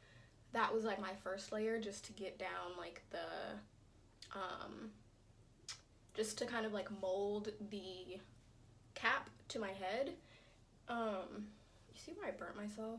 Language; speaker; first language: English; native; English